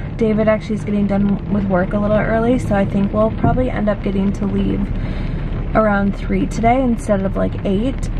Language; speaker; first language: English; native; English